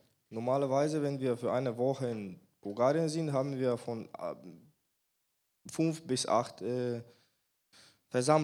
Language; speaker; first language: German; non-native, fluent; Bulgarian